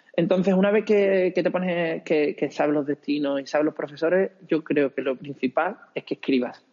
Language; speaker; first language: Spanish; native; Spanish